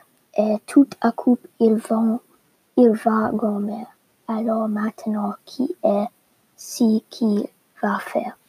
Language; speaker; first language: French; non-native, learner; English